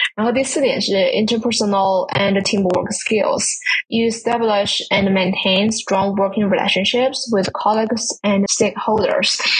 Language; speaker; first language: English; non-native, fluent; Chinese